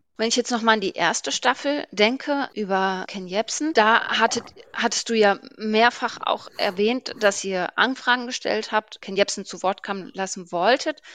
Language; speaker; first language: German; native; German